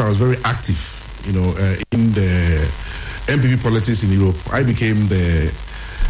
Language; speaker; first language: English; non-native, local second language; Akan